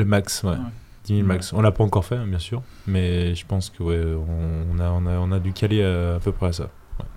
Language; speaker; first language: French; native; French